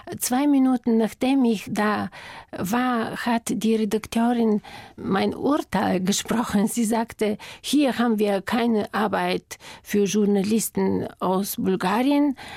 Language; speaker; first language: German; non-native, fluent; Bulgarian